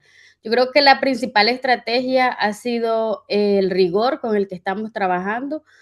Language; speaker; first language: Spanish; native; Spanish